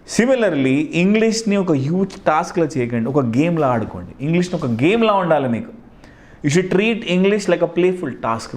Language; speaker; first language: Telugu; non-native, local second language; Hindi